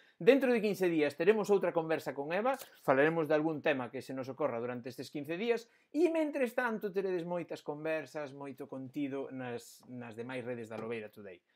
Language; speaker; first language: Galician; non-native, local second language; Spanish